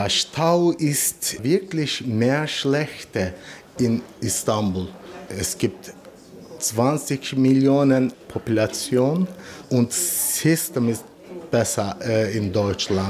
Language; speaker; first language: German; non-native, learner; Turkish